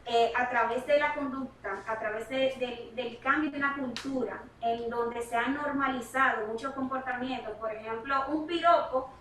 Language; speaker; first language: Spanish; native; Spanish